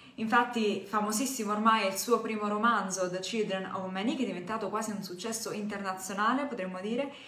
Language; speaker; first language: Italian; native; Italian